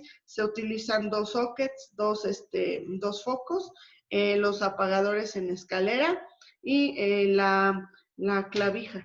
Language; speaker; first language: Spanish; native; Spanish